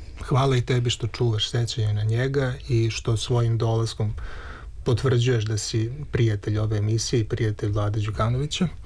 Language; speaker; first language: Serbian; native; Serbian